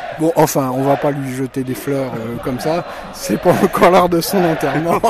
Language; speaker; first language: French; native; French